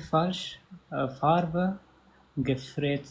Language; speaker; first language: German; non-native, learner; Pashto